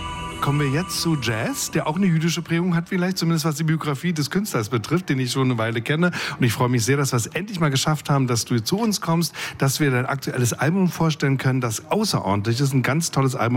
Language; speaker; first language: German; native; German